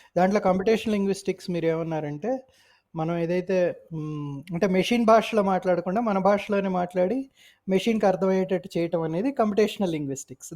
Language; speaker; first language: Telugu; native; Telugu